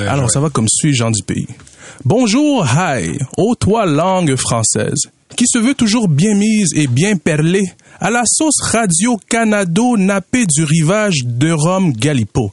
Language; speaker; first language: French; early bilingual, other home language; Swahili